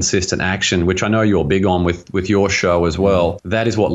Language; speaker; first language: English; native; English